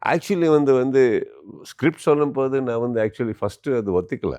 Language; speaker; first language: Tamil; non-native, learner; Kannada